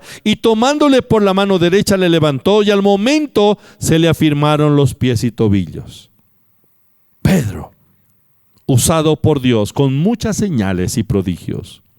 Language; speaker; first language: Spanish; native; Spanish